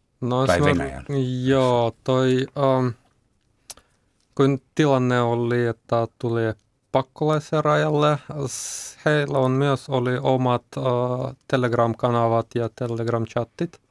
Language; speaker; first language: Finnish; non-native, learner; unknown